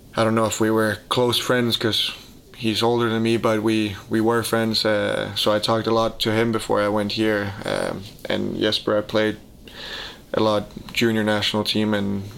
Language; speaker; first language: English; early bilingual, heritage; Danish